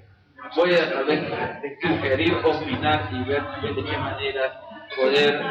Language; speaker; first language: Spanish; native; Spanish